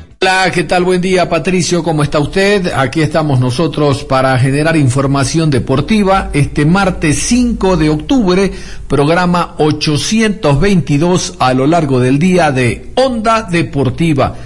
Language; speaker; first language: Spanish; native; Spanish